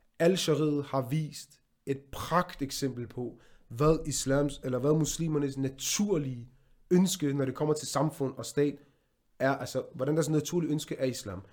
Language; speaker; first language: Danish; early bilingual, other home language; Arabic